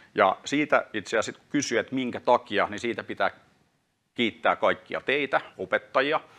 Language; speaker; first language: Finnish; non-native, local second language; Swedish